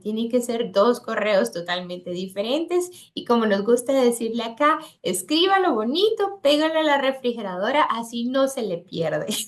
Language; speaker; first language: Spanish; native; Spanish